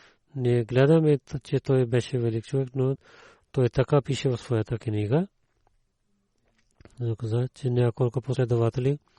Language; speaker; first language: Bulgarian; non-native, learner; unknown